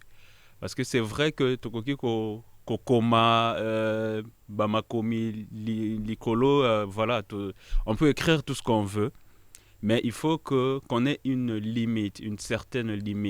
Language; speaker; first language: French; non-native, local second language; Lingala